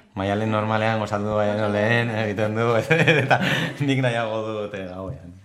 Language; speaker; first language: Basque; non-native, local second language; Spanish